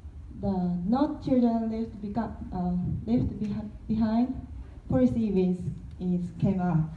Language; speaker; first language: English; non-native, learner; Korean